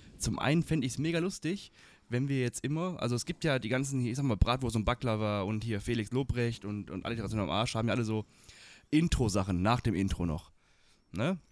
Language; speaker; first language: German; early bilingual, other home language; Turkish